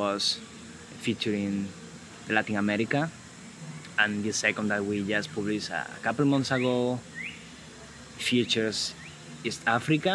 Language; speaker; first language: English; non-native, fluent; Spanish